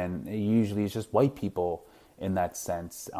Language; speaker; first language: English; native; English